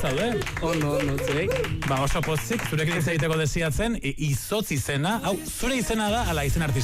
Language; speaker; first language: Basque; native; Basque